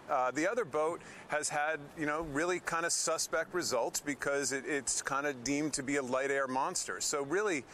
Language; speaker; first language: English; native; English